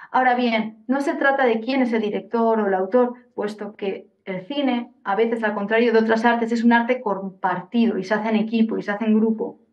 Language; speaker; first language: Spanish; native; Spanish